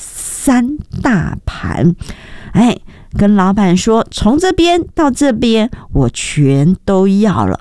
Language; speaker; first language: Chinese; native; Chinese